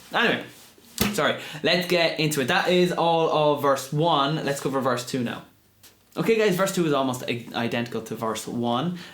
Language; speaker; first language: English; native; English